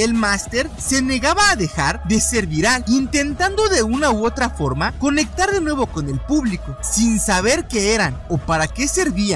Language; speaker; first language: Spanish; native; Spanish